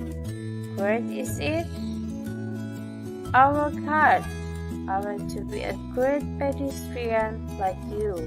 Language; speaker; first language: English; non-native, fluent; Indonesian